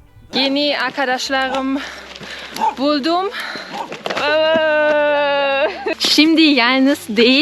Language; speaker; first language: Turkish; non-native, learner; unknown